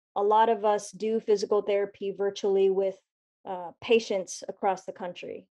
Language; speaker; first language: English; native; English